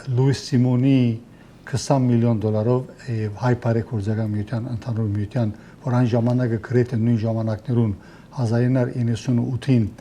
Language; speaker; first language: Armenian; early bilingual, heritage; Armenian